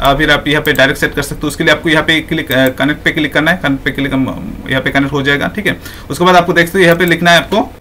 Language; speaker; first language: Hindi; native; Hindi